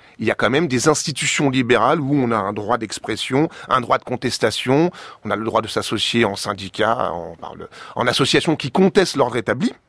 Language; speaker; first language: French; native; French